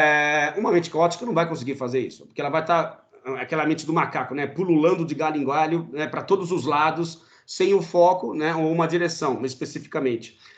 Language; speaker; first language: Portuguese; native; Portuguese